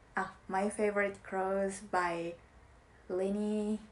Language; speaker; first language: English; non-native, learner; Japanese